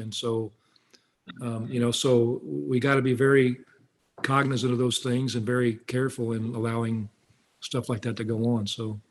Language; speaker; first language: English; native; English